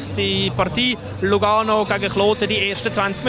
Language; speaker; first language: German; native; German